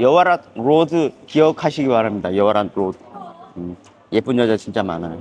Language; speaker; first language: Korean; native; Korean